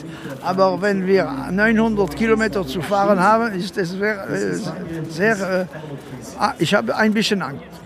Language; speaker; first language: German; non-native, fluent; French